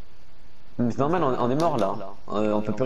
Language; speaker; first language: French; native; French